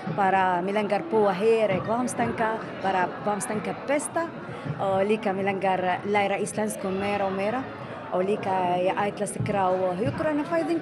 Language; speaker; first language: Icelandic; non-native, learner; Arabic